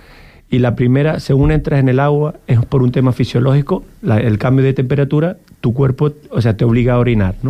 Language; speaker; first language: Spanish; native; Spanish